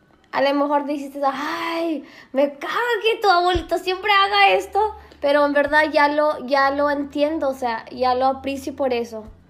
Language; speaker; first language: Spanish; early bilingual, heritage; Spanish